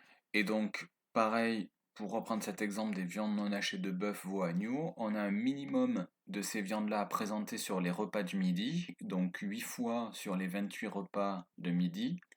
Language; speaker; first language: French; native; French